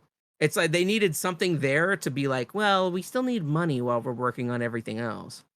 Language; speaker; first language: English; native; English